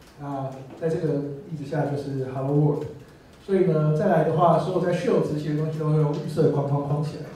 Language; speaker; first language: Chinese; native; Chinese